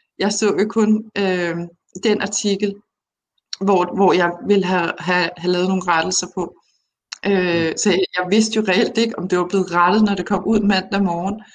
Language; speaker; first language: Danish; early bilingual, other home language; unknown